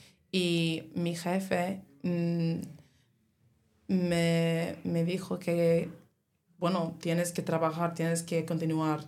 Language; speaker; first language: Spanish; non-native, learner; English